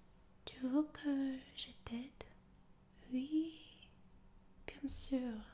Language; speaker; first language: French; non-native, fluent; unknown